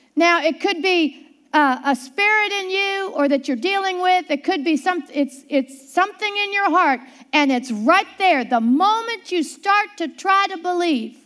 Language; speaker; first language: English; native; English